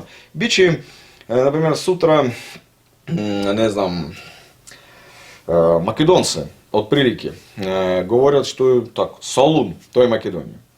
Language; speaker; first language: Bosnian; non-native, learner; Russian